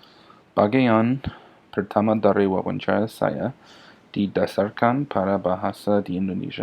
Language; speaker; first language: Indonesian; non-native, learner; English